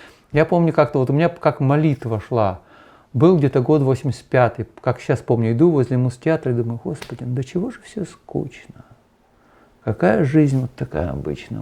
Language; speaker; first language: Russian; native; Russian